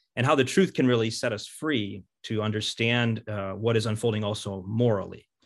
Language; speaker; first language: English; early bilingual, other home language; Ukrainian